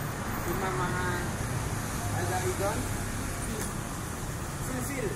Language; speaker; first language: Arabic; non-native, learner; Indonesian